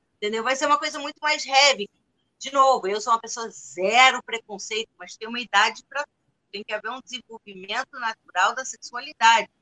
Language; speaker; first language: Portuguese; non-native, fluent; English